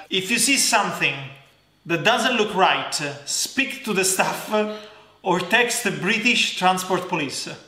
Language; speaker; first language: English; non-native, fluent; Italian